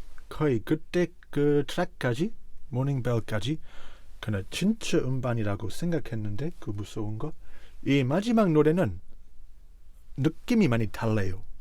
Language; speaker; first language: Korean; non-native, fluent; English